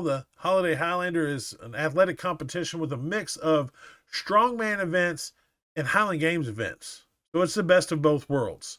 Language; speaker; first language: English; native; English